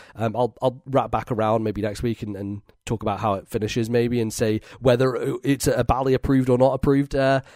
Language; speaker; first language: English; native; English